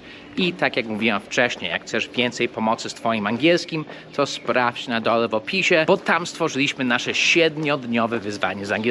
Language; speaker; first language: Polish; non-native, fluent; English